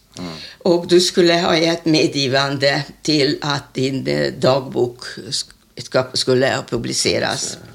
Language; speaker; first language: Swedish; non-native, fluent; Hungarian